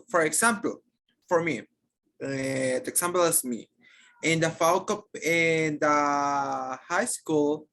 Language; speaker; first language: English; non-native, learner; Spanish